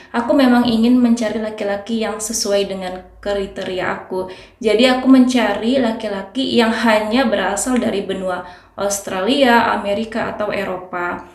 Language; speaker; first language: Indonesian; native; Indonesian